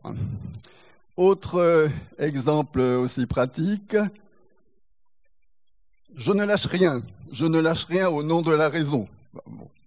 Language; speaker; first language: French; native; French